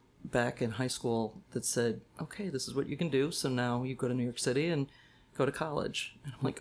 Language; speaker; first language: English; native; English